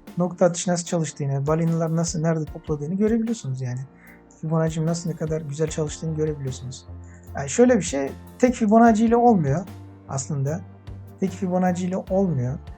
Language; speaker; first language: Turkish; non-native, fluent; Uzbek